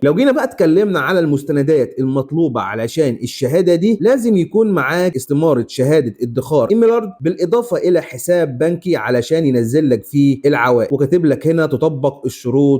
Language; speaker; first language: Arabic; native; Arabic